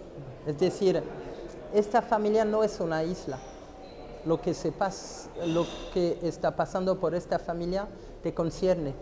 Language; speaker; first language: Spanish; non-native, fluent; French